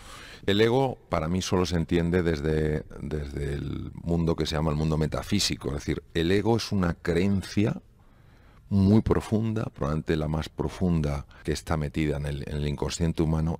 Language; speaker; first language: Spanish; native; Spanish